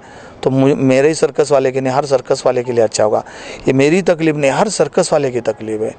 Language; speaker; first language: Hindi; native; Hindi